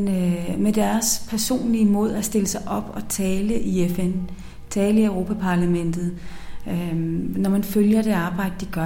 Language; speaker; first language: Danish; native; Danish